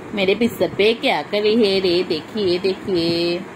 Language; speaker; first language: Hindi; non-native, local second language; Bangla